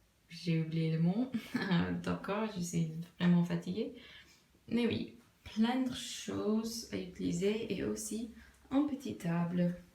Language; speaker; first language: French; non-native, learner; English